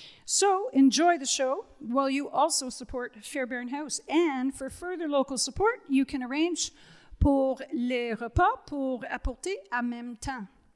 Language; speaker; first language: English; native; English